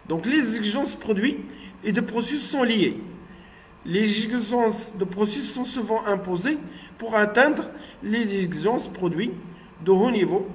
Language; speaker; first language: French; non-native, local second language; Arabic